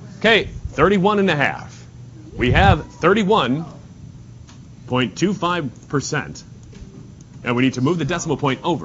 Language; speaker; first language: English; native; English